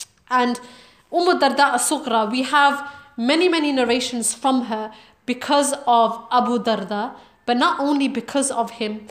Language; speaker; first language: English; native; English